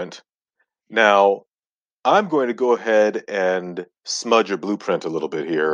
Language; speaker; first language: English; non-native, local second language; Akan